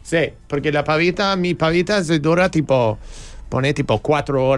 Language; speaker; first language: Spanish; non-native, fluent; English